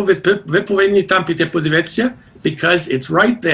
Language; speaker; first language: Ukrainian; early bilingual, heritage; Ukrainian